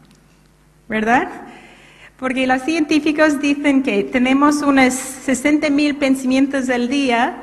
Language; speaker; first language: Spanish; non-native, fluent; English